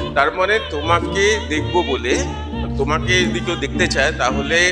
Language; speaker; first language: Bangla; native; Bangla